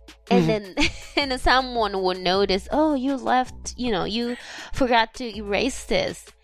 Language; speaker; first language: English; non-native, fluent; Japanese